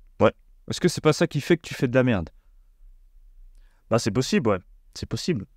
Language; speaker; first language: French; native; French